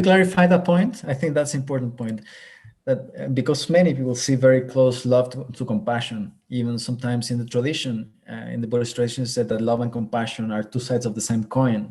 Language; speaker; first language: English; non-native, fluent; Spanish